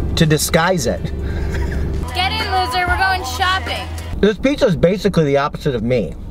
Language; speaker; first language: English; native; English